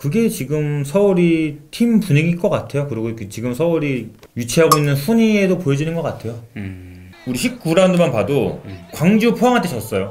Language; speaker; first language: Korean; native; Korean